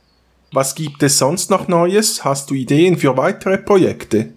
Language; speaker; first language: German; native; German